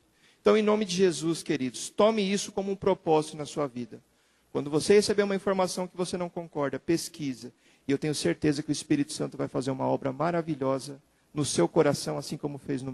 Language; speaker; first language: Portuguese; native; Portuguese